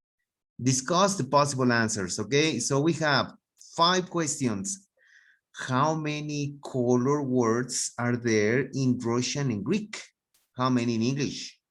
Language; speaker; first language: English; non-native, fluent; Spanish